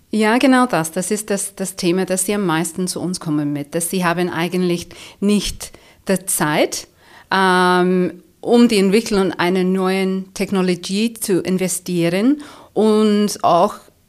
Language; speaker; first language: German; non-native, fluent; English